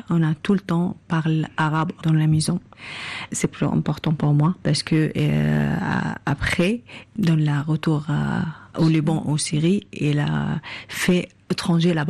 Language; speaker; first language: French; non-native, learner; Arabic